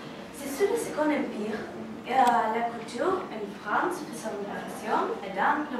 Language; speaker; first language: French; non-native, learner; Russian